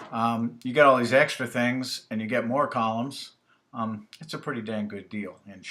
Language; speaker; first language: English; native; English